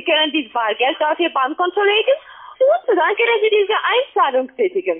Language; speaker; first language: German; non-native, fluent; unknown